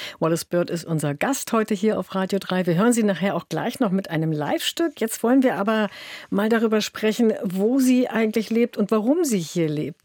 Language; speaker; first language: German; native; German